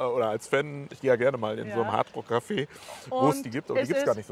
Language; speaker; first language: German; native; German